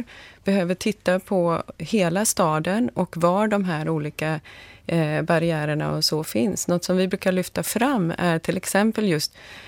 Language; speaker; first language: Swedish; native; Swedish